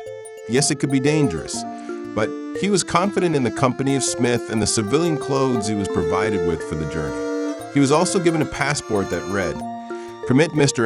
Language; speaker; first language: English; native; English